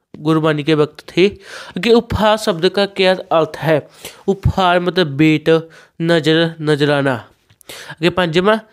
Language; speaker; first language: Hindi; non-native, local second language; Punjabi